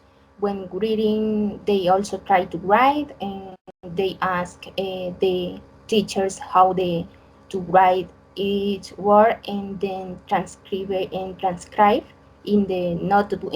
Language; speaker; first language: English; non-native, learner; Spanish